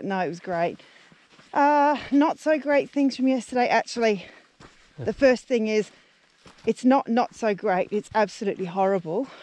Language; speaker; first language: English; native; English